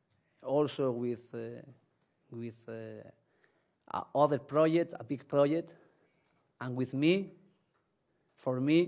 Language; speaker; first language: English; non-native, learner; Spanish